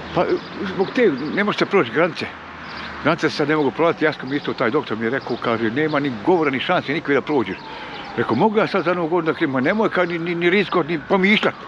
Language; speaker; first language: Bosnian; native; Bosnian